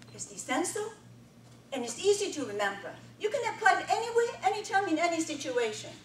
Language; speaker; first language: English; non-native, fluent; Chinese